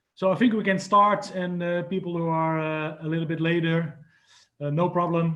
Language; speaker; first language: English; non-native, fluent; Dutch